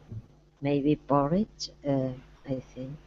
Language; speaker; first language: English; non-native, learner; Spanish